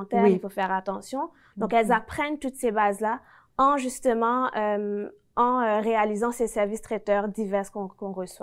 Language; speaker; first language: French; native; French